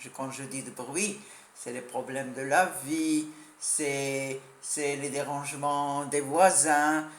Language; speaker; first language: French; non-native, local second language; Arabic